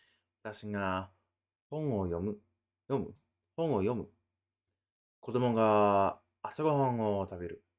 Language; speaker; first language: Japanese; non-native, fluent; English